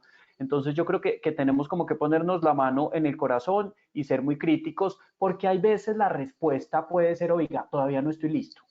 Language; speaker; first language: Spanish; native; Spanish